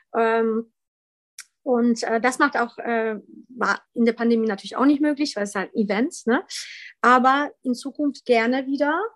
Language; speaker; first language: German; early bilingual, other home language; Polish